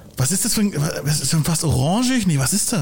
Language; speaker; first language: German; native; German